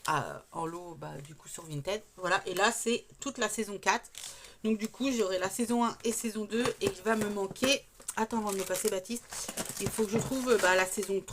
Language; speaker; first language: French; native; French